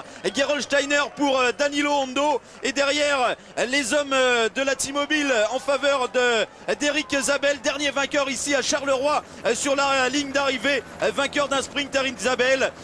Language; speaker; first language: French; native; French